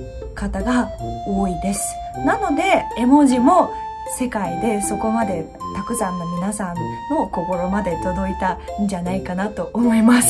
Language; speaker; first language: Japanese; non-native, fluent; Russian